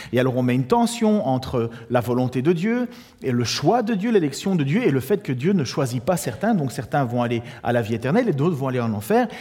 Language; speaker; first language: French; native; French